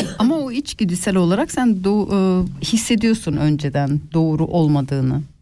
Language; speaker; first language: Turkish; early bilingual, other home language; Swiss German